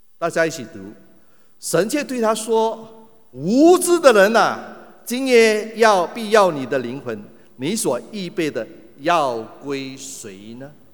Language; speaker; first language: Chinese; native; Chinese